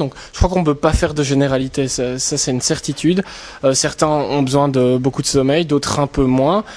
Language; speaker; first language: French; native; French